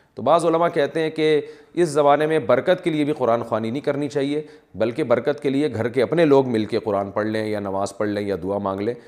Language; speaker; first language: Urdu; native; Urdu